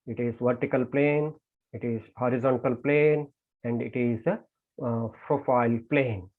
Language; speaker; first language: English; non-native, local second language; Kannada